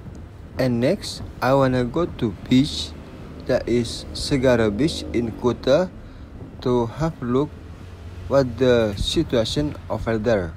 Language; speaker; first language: English; non-native, learner; Indonesian